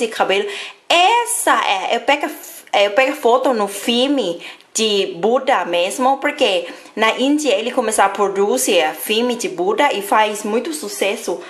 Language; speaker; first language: Portuguese; non-native, fluent; Thai